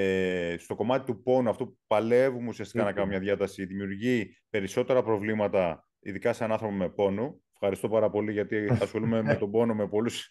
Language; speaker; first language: Greek; native; Greek